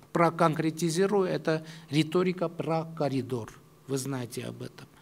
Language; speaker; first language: Russian; non-native, local second language; Armenian